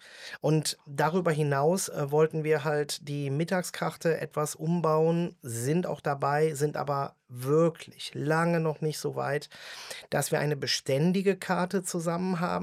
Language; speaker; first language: German; native; German